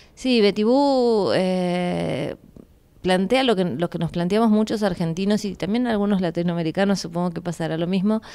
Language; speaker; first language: Spanish; native; Spanish